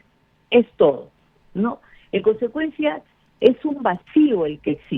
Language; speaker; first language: Spanish; native; Spanish